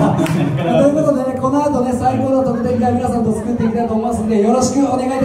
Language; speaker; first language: Japanese; native; Japanese